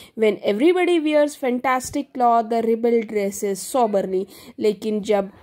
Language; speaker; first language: Hindi; native; Hindi